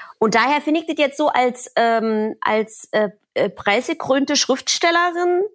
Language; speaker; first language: German; native; German